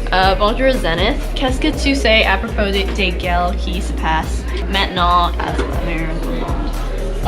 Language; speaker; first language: French; non-native, learner; English